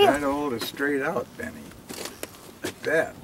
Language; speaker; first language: English; native; English